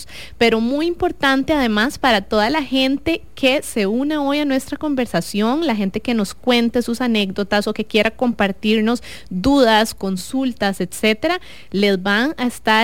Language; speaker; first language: Spanish; native; Spanish